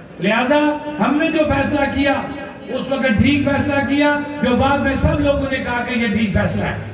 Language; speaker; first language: Urdu; non-native, local second language; Pahari-Potwari